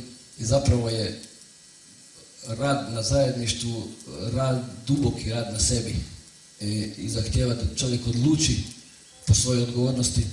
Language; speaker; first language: Croatian; native; Croatian